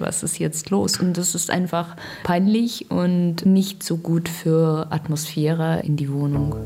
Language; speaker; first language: German; non-native, learner; Russian